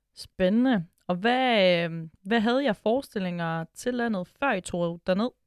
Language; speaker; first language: Danish; native; Danish